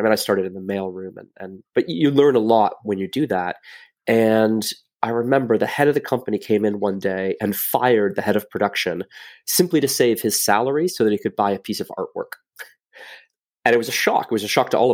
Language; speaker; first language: English; native; English